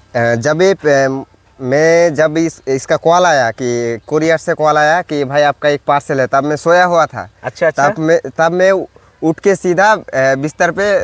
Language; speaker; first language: Hindi; non-native, local second language; Bangla